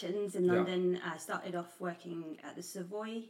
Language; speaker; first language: English; native; English